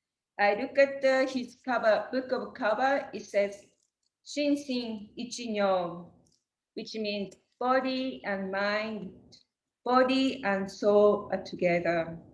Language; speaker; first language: English; non-native, learner; Japanese